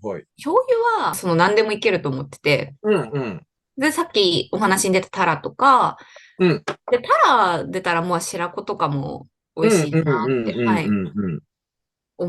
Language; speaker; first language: Japanese; native; Japanese